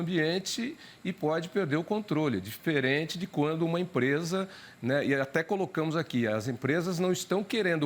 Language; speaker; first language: Portuguese; native; Portuguese